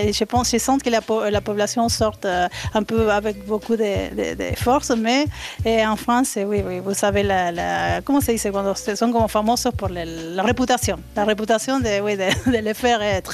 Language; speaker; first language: French; non-native, fluent; Spanish